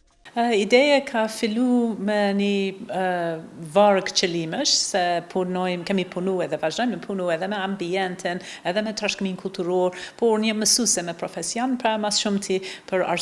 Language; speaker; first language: Albanian; non-native, fluent; English